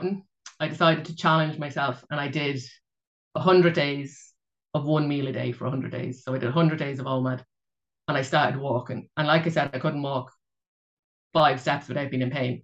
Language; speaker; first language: English; native; English